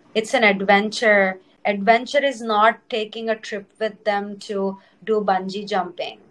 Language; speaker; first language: English; non-native, local second language; Telugu